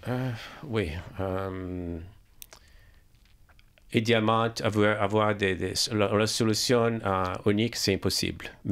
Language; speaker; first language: French; non-native, learner; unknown